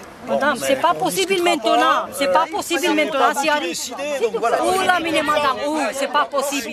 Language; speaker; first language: French; non-native, learner; Romanian